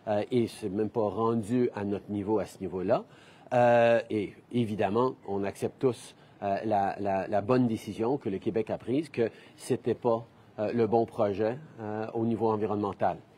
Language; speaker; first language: French; early bilingual, heritage; French